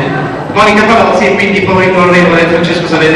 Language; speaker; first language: Italian; native; Italian